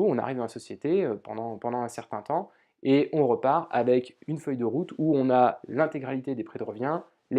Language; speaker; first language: French; native; French